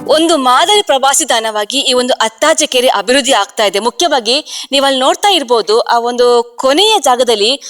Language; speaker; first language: Kannada; native; Kannada